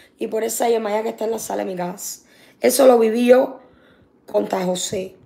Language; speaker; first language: Spanish; native; Spanish